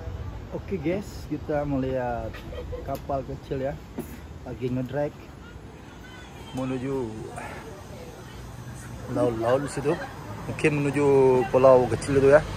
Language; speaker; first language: Indonesian; non-native, local second language; Achinese